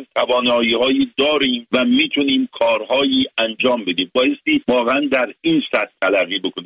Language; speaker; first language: Persian; native; Persian